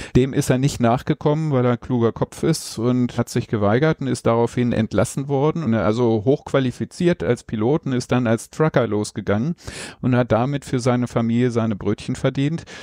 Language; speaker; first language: German; native; German